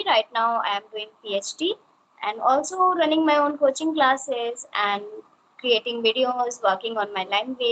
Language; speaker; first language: English; non-native, local second language; Hindi